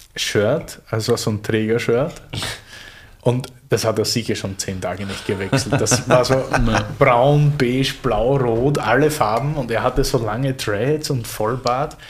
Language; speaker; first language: German; native; German